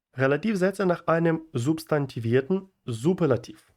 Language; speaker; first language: German; non-native, fluent; Ukrainian